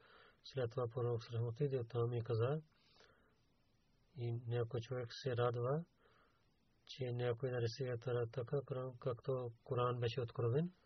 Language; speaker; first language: Bulgarian; non-native, learner; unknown